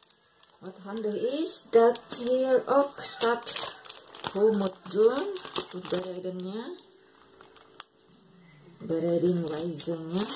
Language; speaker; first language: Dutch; non-native, learner; Indonesian